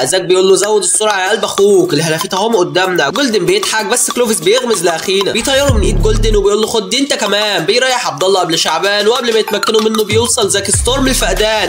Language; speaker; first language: Arabic; native; Arabic